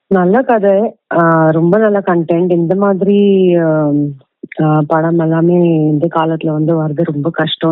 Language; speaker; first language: Tamil; non-native, fluent; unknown